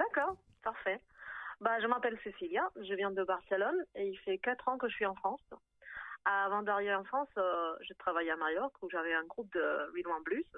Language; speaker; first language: French; native; French